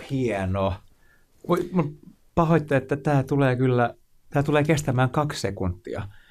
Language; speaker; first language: Finnish; non-native, local second language; Swedish